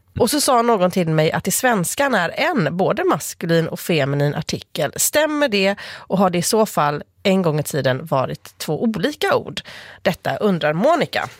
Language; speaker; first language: Swedish; native; Swedish